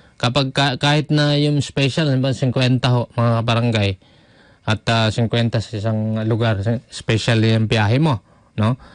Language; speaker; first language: Filipino; native; Filipino